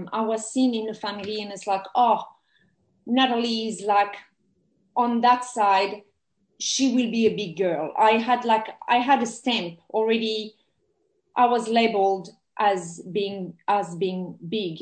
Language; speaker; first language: English; non-native, fluent; French